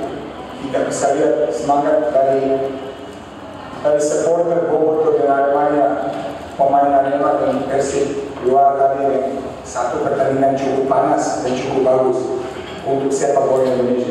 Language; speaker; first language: Indonesian; non-native, fluent; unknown